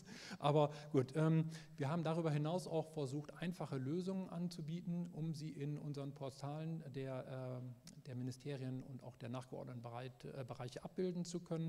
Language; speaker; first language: German; native; German